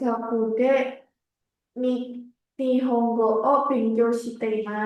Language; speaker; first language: Japanese; non-native, learner; Indonesian